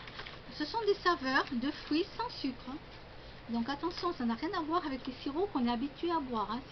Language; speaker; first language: French; native; French